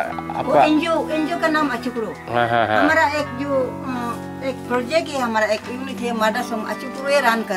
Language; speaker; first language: Hindi; non-native, local second language; Assamese